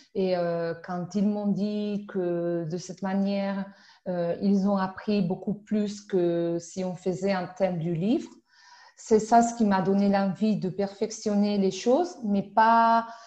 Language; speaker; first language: French; non-native, fluent; Spanish